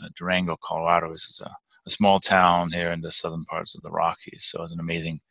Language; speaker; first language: English; non-native, fluent; Danish